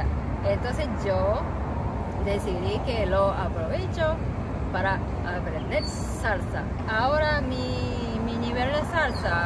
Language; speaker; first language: Spanish; non-native, learner; Japanese